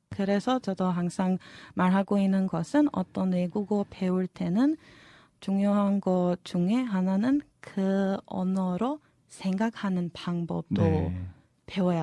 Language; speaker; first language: Korean; non-native, fluent; Serbian